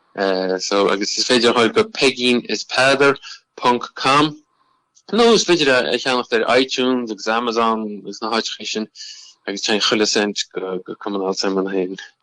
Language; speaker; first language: Irish; native; Irish